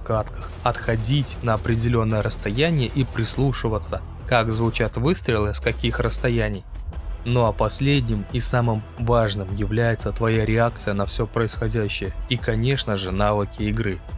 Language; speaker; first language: Russian; native; Russian